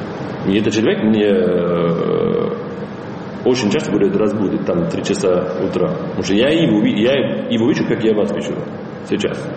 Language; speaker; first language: Russian; non-native, fluent; English